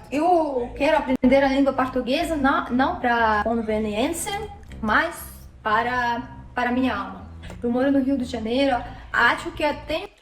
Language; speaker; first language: Portuguese; non-native, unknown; Russian